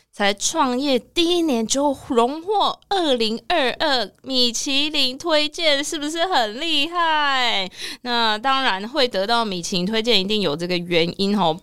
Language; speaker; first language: Chinese; native; Chinese